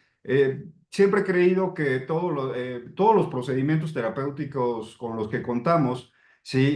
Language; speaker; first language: Spanish; native; Spanish